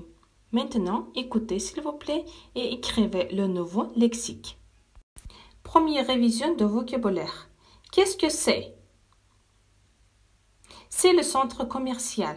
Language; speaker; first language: French; non-native, fluent; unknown